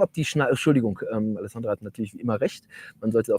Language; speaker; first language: German; native; German